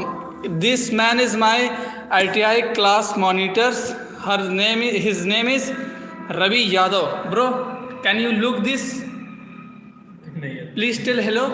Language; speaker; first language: English; non-native, learner; Hindi